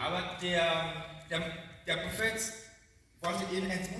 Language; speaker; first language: German; non-native, learner; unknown